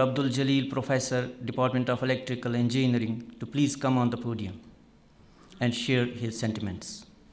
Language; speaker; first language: English; non-native, local second language; Urdu